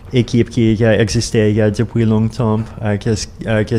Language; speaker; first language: French; non-native, learner; Russian